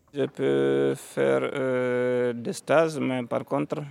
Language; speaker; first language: French; non-native, local second language; Fula